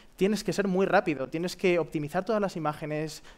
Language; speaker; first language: Spanish; native; Spanish